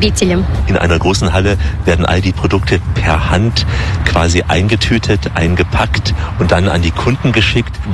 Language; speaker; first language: German; native; German